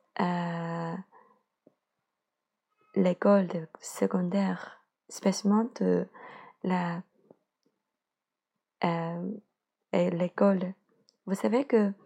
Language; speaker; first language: French; non-native, learner; Chinese